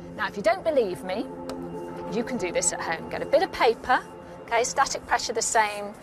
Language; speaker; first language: English; native; English